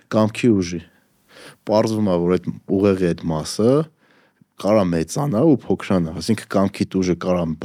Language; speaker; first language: Armenian; native; Armenian